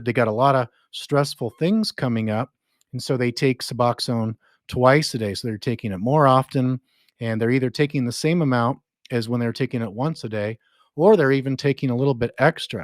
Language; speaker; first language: English; native; English